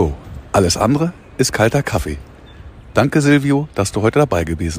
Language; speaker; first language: German; native; German